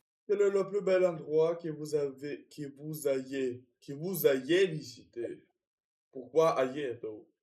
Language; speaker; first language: French; non-native, learner; Russian